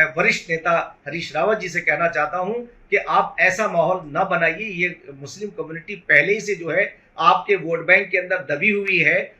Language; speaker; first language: Hindi; native; Hindi